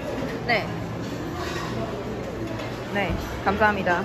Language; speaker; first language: Korean; non-native, fluent; Chinese